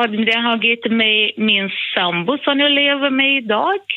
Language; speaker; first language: Swedish; non-native, fluent; Portuguese